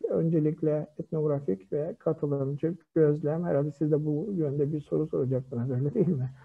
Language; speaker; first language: Turkish; non-native, fluent; Kyrgyz